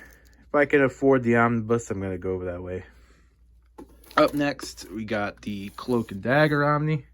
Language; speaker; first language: English; native; English